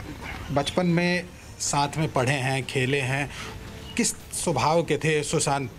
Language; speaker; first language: Hindi; native; Hindi